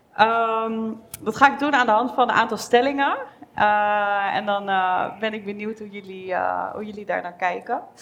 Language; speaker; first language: Dutch; native; Dutch